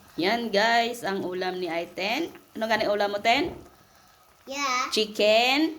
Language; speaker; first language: Filipino; non-native, local second language; Hiligaynon